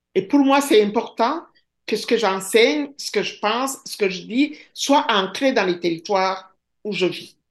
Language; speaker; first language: French; non-native, local second language; Kinyarwanda